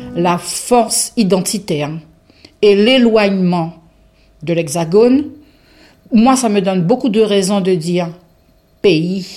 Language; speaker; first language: French; non-native, local second language; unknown